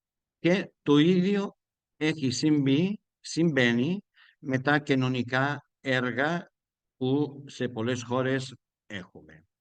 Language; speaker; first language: Greek; non-native, learner; Spanish